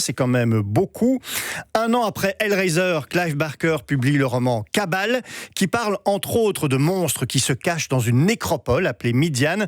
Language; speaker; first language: French; native; French